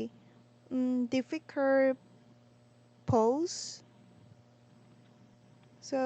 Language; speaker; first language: English; non-native, learner; Korean